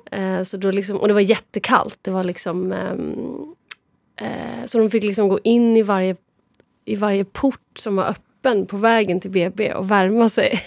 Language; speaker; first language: Swedish; native; Swedish